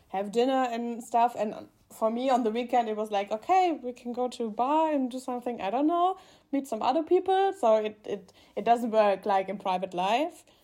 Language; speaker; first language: English; non-native, learner; German